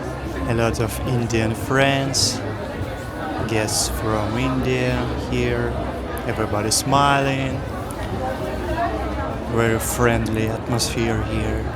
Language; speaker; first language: English; non-native, fluent; Russian